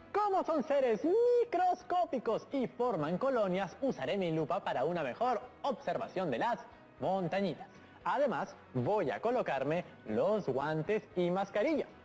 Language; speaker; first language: Spanish; native; Spanish